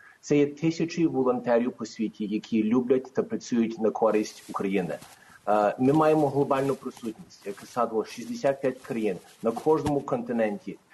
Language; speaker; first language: Ukrainian; early bilingual, heritage; Ukrainian